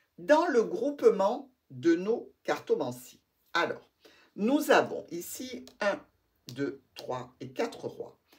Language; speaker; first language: French; native; French